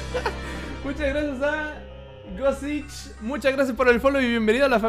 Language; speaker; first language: Spanish; native; Spanish